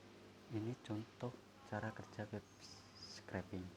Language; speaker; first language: Indonesian; native; Indonesian